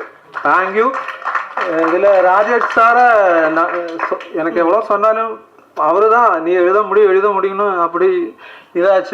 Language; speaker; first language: Tamil; non-native, learner; Malayalam